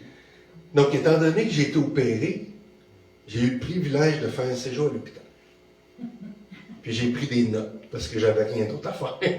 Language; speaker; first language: French; native; French